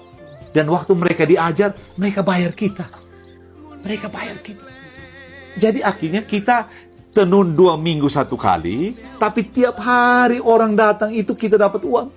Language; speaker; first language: Indonesian; non-native, local second language; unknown